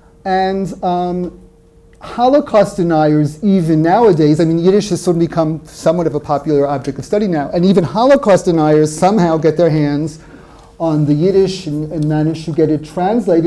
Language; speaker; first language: English; native; English